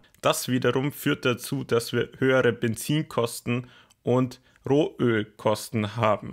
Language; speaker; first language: German; native; German